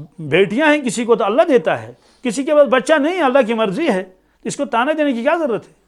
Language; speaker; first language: Urdu; non-native, local second language; Kashmiri